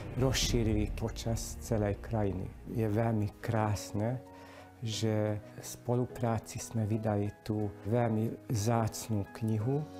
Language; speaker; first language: Slovak; early bilingual, heritage; Hungarian